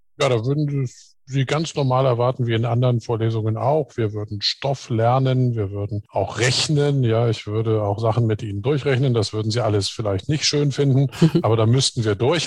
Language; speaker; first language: German; native; German